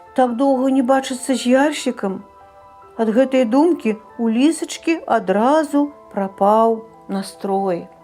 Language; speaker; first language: Belarusian; native; Belarusian